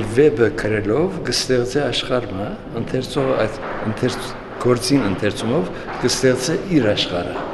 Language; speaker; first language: Armenian; early bilingual, heritage; Armenian